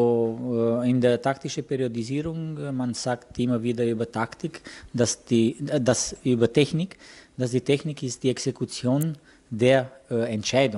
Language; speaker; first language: German; non-native, fluent; Romanian